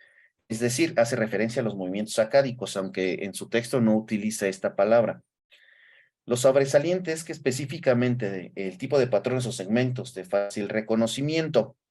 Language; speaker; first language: Spanish; native; Spanish